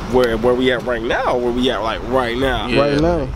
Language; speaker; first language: English; native; English